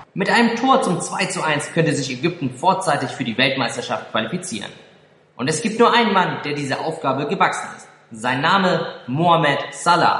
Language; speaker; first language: German; native; German